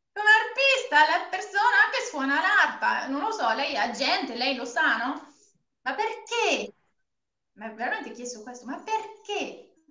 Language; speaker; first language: Italian; non-native, fluent; French